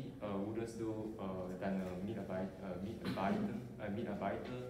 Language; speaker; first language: German; non-native, learner; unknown